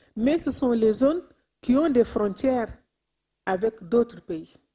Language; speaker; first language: French; non-native, local second language; Wolof